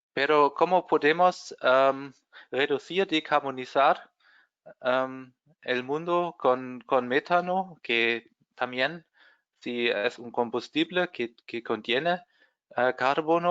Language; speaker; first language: Spanish; non-native, fluent; German